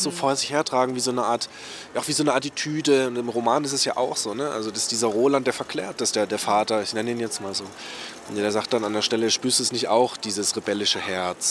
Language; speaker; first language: German; native; German